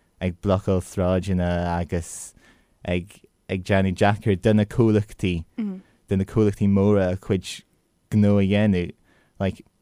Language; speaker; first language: Irish; non-native, local second language; English